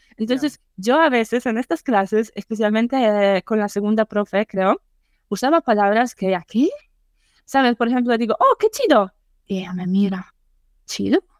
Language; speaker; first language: Spanish; non-native, fluent; Polish